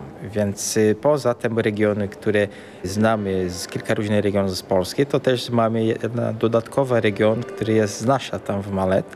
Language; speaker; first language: Polish; early bilingual, heritage; Portuguese